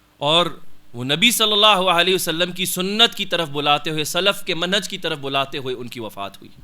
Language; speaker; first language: Urdu; non-native, local second language; Punjabi